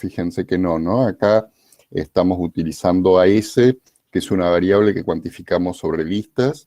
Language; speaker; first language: Spanish; native; Spanish